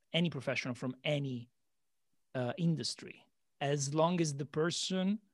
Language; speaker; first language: English; non-native, fluent; Italian